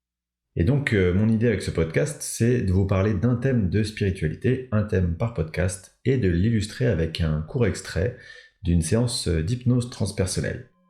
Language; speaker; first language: French; native; French